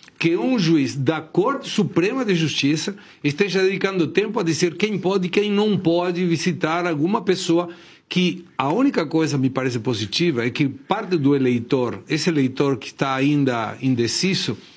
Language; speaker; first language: Portuguese; non-native, fluent; Spanish